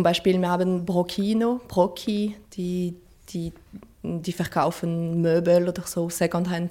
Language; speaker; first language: German; non-native, fluent; French